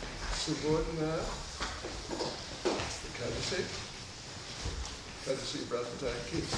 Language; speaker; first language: Russian; non-native, learner; English